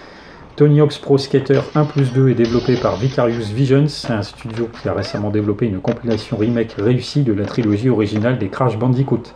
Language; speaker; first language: French; native; French